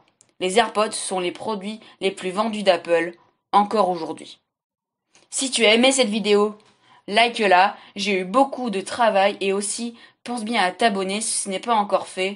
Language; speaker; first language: French; native; French